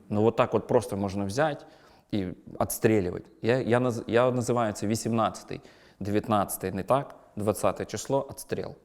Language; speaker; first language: Ukrainian; non-native, local second language; Russian